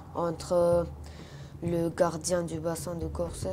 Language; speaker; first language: French; non-native, learner; Urdu